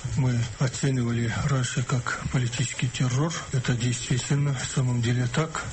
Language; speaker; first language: Russian; non-native, local second language; Kazakh